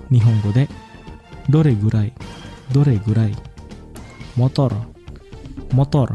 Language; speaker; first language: Japanese; non-native, fluent; Indonesian